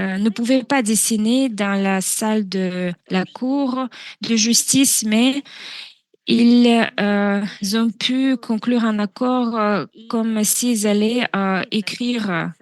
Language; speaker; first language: French; non-native, fluent; Russian